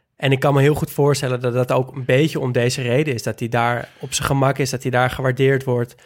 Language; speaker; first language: Dutch; native; Dutch